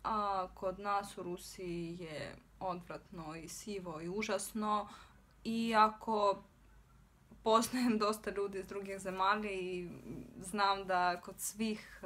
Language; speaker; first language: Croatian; non-native, fluent; Russian